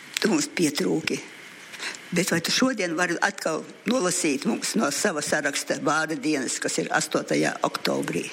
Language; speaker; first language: Latvian; early bilingual, heritage; Latvian